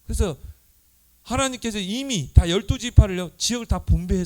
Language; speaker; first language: Korean; native; Korean